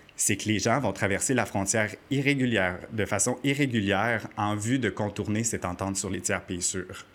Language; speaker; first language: French; native; French